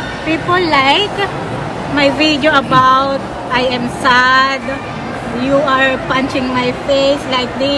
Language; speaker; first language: English; non-native, local second language; Filipino